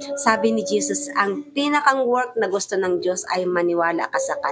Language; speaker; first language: Filipino; native; Filipino